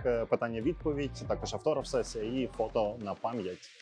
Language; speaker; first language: Ukrainian; native; Ukrainian